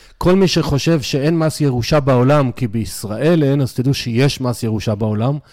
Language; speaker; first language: Hebrew; native; Hebrew